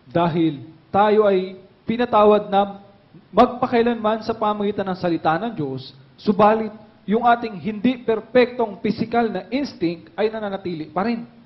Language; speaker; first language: Filipino; native; Filipino